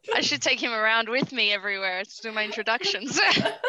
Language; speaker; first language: English; early bilingual, other home language; Portuguese